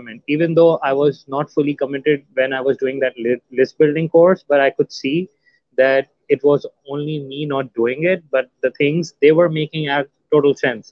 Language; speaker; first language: English; non-native, local second language; Urdu